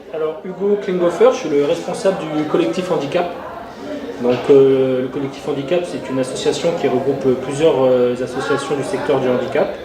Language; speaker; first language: French; native; French